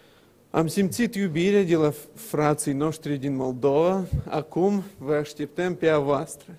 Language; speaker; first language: Romanian; non-native, local second language; Russian